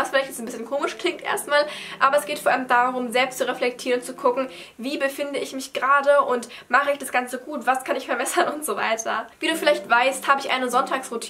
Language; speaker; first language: German; native; German